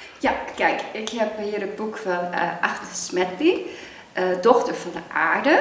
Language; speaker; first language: Dutch; early bilingual, other home language; Cantonese